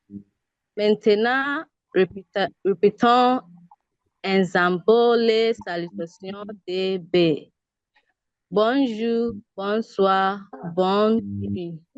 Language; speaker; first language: French; non-native, learner; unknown